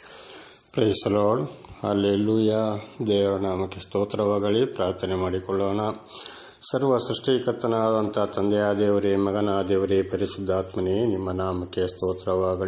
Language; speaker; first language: Kannada; native; Kannada